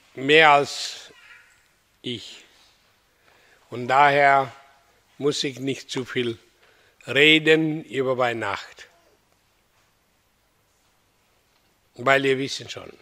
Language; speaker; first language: German; non-native, learner; Hindi